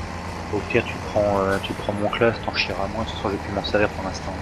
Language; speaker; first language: French; native; French